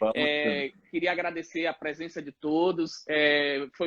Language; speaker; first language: Portuguese; native; Portuguese